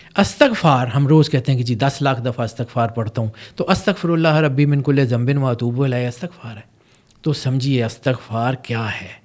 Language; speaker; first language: Urdu; non-native, local second language; Punjabi